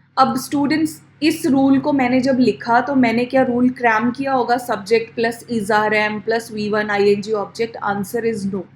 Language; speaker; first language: Hindi; native; Hindi